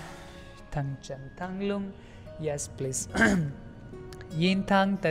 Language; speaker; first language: Vietnamese; non-native, learner; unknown